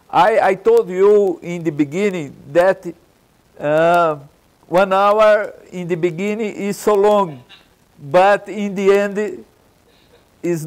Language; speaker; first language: English; non-native, learner; Portuguese